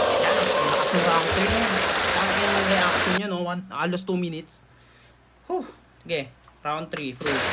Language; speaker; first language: Filipino; native; Filipino